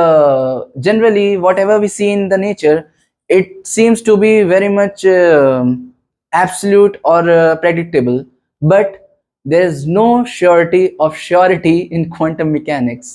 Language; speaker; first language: English; non-native, local second language; Hindi